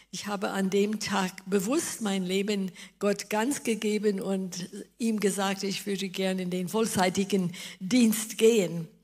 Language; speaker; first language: German; non-native, fluent; English